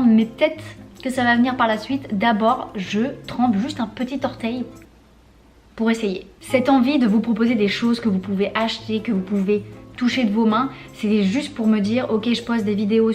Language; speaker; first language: French; native; French